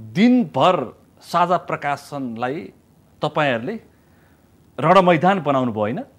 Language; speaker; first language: Nepali; native; Nepali